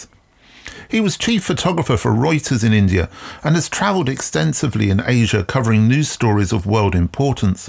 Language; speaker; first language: English; native; English